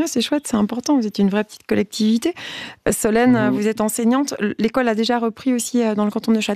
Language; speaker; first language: French; native; French